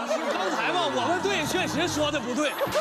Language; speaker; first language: Chinese; native; Chinese